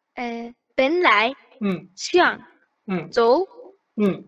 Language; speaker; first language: Chinese; non-native, learner; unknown